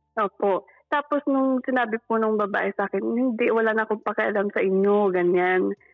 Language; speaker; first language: Filipino; non-native, local second language; Pangasinan